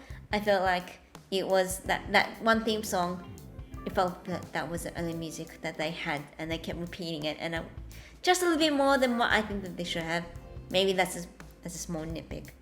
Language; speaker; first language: English; native; English